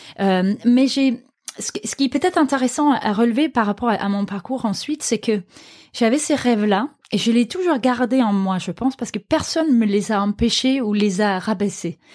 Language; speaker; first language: French; non-native, fluent; Danish